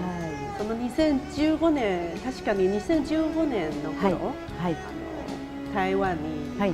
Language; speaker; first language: Japanese; non-native, fluent; Chinese